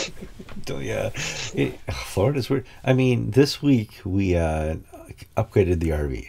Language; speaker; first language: English; native; English